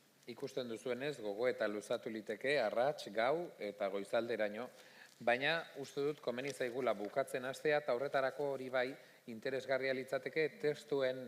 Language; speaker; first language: Basque; native; Basque